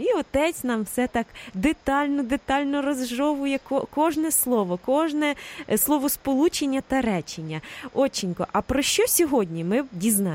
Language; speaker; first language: Ukrainian; native; Ukrainian